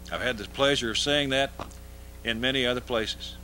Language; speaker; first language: English; native; English